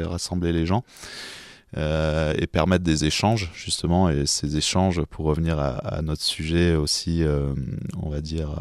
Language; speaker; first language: French; native; French